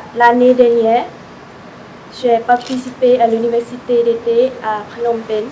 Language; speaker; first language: French; non-native, learner; Lao